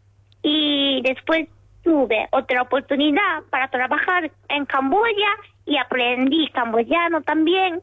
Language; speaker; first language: Spanish; non-native, learner; Japanese